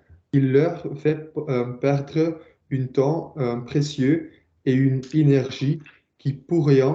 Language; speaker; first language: French; non-native, learner; Dutch